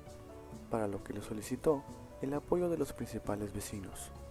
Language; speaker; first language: Spanish; native; Spanish